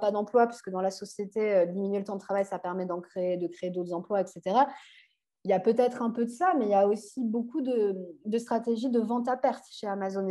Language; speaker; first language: French; native; French